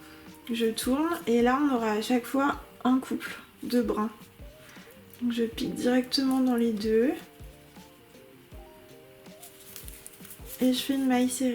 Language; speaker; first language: French; native; French